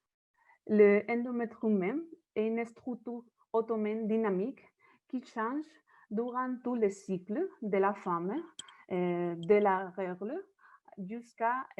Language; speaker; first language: French; non-native, learner; Spanish